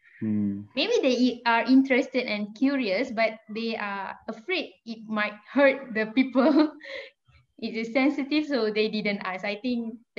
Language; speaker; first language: English; non-native, fluent; Malay